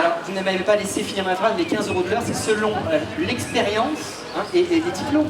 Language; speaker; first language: French; native; French